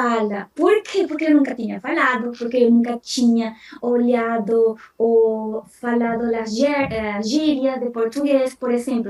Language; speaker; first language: Portuguese; non-native, fluent; Spanish